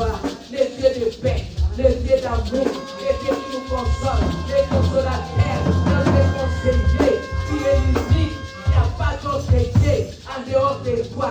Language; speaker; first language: French; non-native, local second language; Lingala